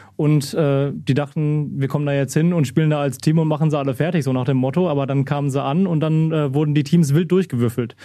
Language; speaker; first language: German; native; German